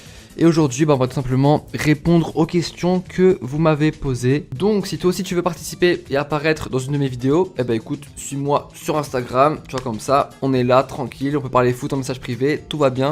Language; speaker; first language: French; native; French